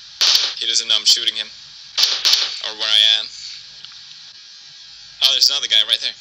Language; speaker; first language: English; native; English